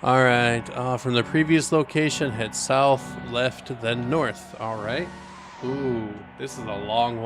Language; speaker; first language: English; native; English